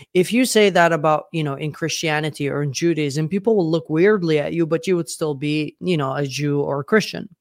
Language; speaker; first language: English; non-native, fluent; Arabic